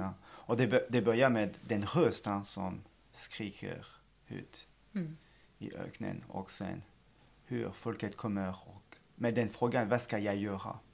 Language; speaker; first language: Swedish; non-native, fluent; French